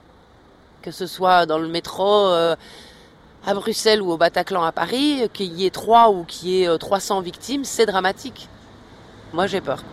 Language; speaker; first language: French; native; French